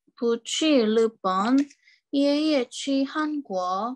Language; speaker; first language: Chinese; non-native, learner; Korean